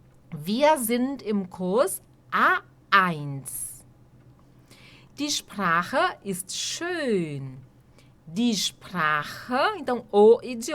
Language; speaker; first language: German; non-native, fluent; Portuguese